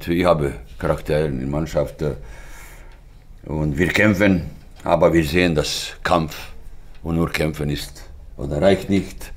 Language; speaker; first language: German; non-native, fluent; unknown